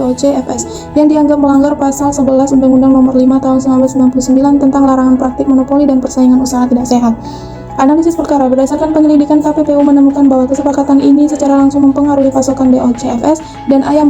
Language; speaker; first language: Indonesian; native; Indonesian